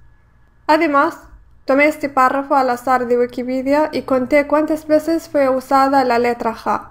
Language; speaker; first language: Spanish; non-native, fluent; Arabic